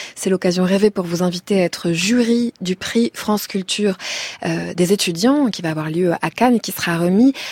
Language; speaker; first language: French; native; French